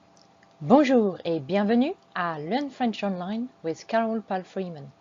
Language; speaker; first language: French; non-native, fluent; English